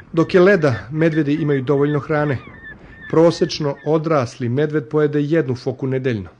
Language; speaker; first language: Serbian; native; Serbian